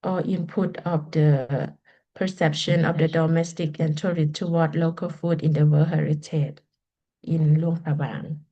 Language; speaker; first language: English; non-native, learner; Lao